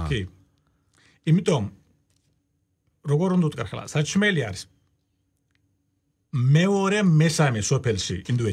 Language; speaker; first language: Georgian; non-native, learner; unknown